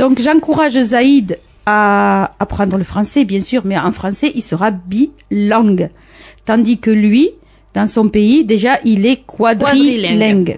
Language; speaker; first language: French; native; French